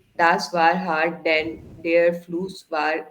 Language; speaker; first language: German; non-native, learner; Hindi